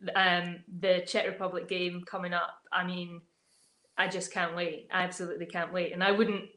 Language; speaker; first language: English; native; English